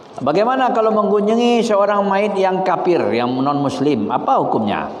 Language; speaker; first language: Malay; non-native, local second language; Minangkabau